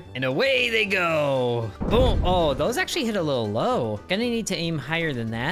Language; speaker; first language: English; native; English